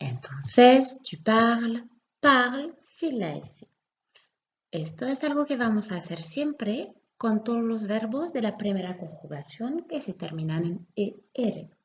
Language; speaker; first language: Spanish; non-native, fluent; French